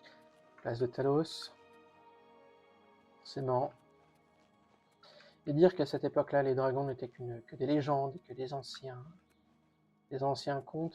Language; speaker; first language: French; native; French